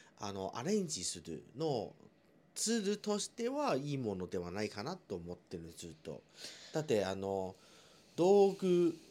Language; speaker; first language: Japanese; non-native, fluent; Chinese